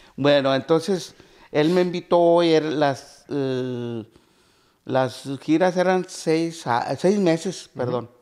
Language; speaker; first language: Spanish; native; Spanish